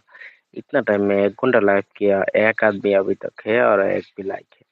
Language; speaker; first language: Hindi; non-native, learner; Bangla